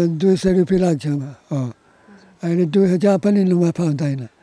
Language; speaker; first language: Nepali; non-native, learner; English